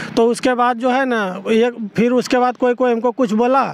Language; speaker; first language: Hindi; native; Hindi